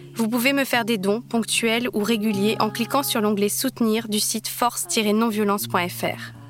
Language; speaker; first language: French; native; French